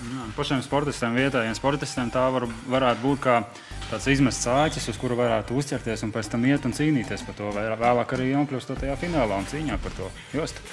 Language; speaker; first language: Latvian; native; Latvian